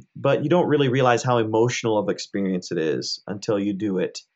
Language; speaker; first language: English; native; English